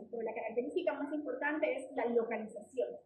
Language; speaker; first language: Spanish; native; Spanish